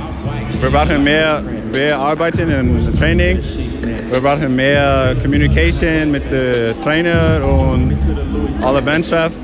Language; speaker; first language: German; non-native, learner; English